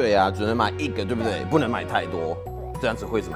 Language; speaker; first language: Chinese; non-native, fluent; Swedish